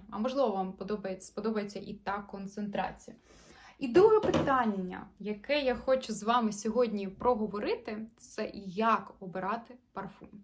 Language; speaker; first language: Ukrainian; non-native, local second language; Russian